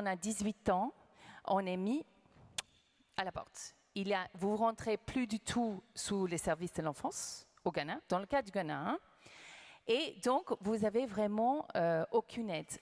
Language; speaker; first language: French; non-native, fluent; English